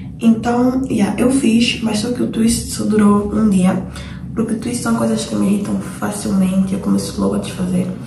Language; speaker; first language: Portuguese; native; Portuguese